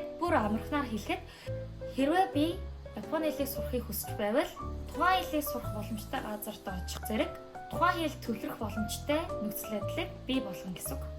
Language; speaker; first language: Mongolian; non-native, fluent; Korean